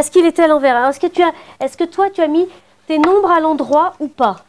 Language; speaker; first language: French; native; French